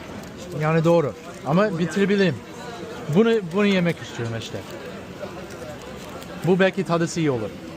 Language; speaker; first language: Turkish; early bilingual, heritage; English